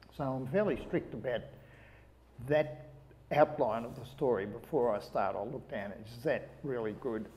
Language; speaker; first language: English; native; English